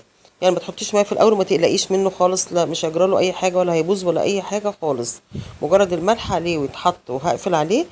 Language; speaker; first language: Arabic; native; Arabic